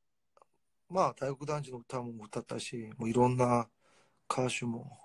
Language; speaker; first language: Japanese; non-native, fluent; Korean